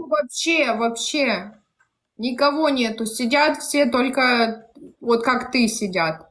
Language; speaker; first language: Russian; native; Russian